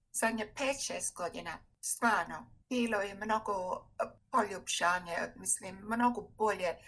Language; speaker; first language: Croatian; non-native, fluent; English